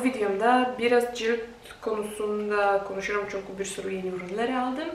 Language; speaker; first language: Turkish; non-native, fluent; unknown